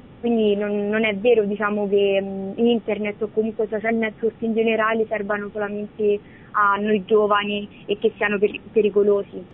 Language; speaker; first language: Italian; early bilingual, other home language; Albanian